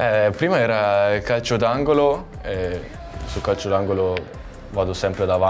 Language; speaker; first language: Italian; non-native, fluent; German